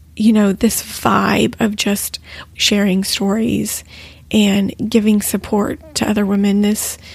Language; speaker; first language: English; native; English